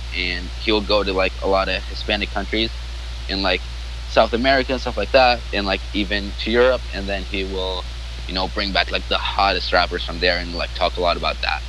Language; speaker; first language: English; non-native, fluent; Arabic